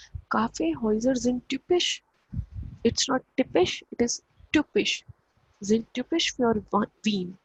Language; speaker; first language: German; non-native, fluent; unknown